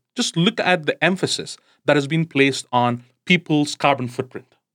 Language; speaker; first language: English; non-native, local second language; Tamil